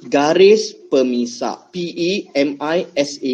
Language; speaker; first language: Malay; non-native, local second language; Tamil